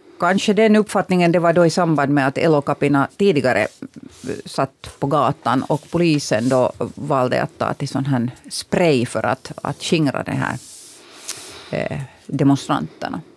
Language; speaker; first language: Swedish; native; Swedish